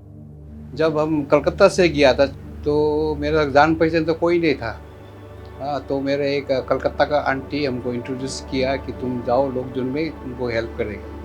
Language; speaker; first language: Hindi; non-native, local second language; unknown